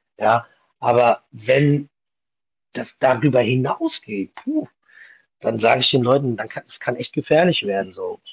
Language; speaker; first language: German; early bilingual, other home language; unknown